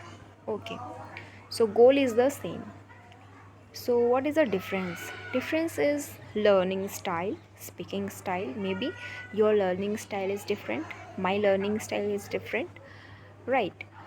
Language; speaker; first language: English; non-native, local second language; Hindi